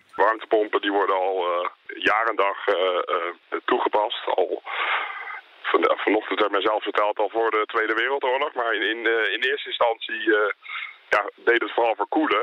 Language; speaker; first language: Dutch; native; Dutch